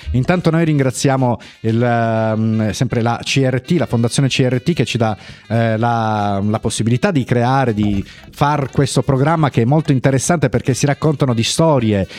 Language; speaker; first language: Italian; native; Italian